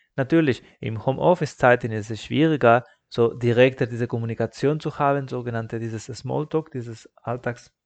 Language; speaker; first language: German; non-native, fluent; Spanish